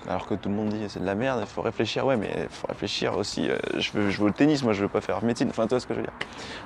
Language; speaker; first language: French; native; French